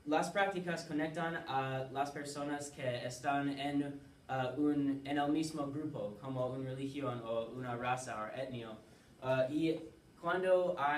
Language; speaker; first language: Spanish; non-native, learner; English